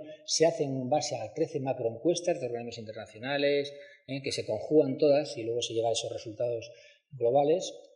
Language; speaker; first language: Spanish; native; Spanish